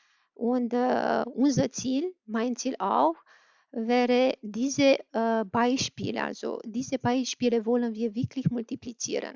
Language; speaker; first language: German; non-native, fluent; Romanian